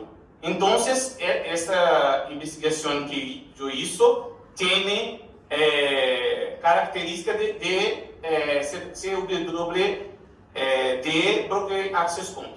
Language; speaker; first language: Spanish; non-native, learner; Portuguese